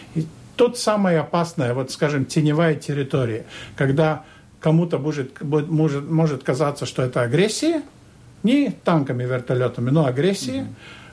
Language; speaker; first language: Russian; non-native, local second language; Latvian